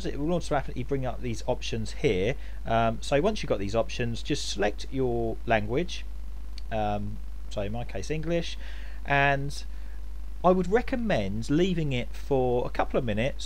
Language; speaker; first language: English; native; English